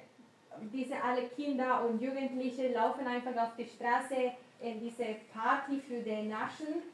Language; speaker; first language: German; non-native, learner; Spanish